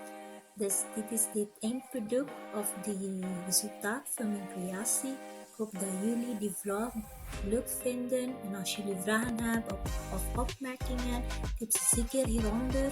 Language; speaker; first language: Dutch; non-native, fluent; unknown